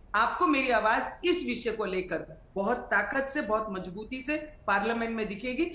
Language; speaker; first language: Hindi; non-native, local second language; Marathi